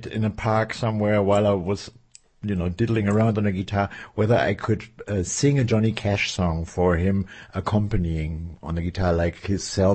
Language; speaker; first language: English; non-native, fluent; German